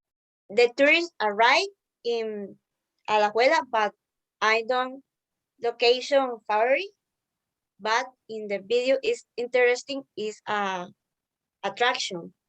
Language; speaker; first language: English; non-native, learner; Spanish